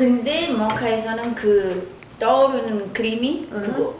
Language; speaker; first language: Korean; non-native, fluent; Italian